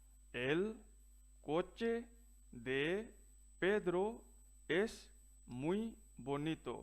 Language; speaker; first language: Spanish; non-native, fluent; Punjabi